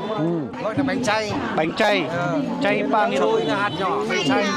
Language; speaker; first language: Vietnamese; native; Vietnamese